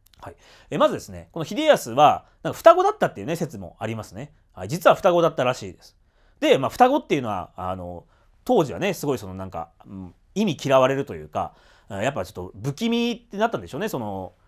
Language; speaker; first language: Japanese; native; Japanese